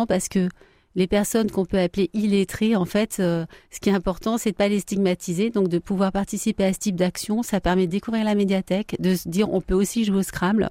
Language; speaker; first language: French; native; French